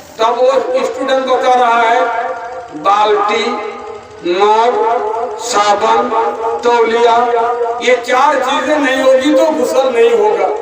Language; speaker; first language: Urdu; non-native, local second language; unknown